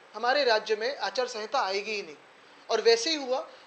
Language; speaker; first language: Hindi; non-native, local second language; Marathi